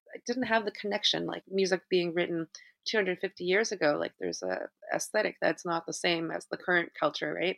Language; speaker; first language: English; native; English